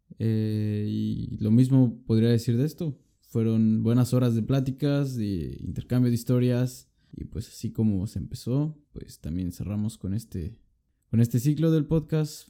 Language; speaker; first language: Spanish; native; Spanish